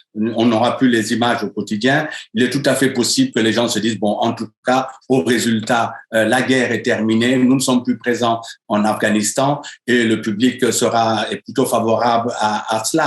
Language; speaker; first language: French; native; French